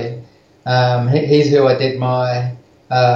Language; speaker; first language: English; native; English